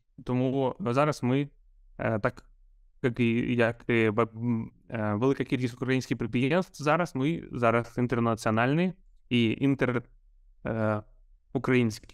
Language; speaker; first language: Ukrainian; non-native, local second language; Russian